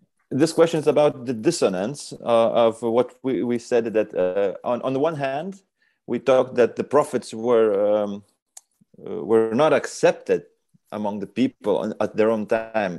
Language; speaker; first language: English; non-native, fluent; Lithuanian